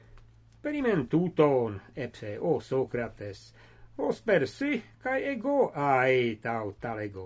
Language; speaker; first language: Greek; non-native, fluent; English